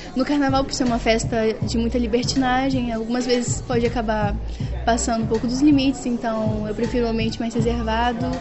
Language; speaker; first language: Portuguese; native; Portuguese